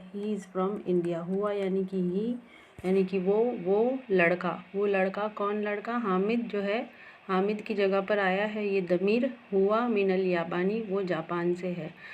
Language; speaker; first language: Hindi; native; Hindi